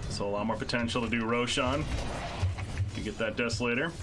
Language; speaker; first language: English; native; English